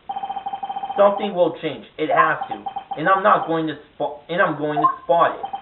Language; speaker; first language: English; native; English